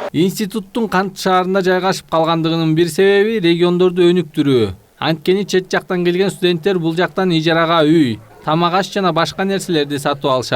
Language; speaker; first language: Kyrgyz; native; Kyrgyz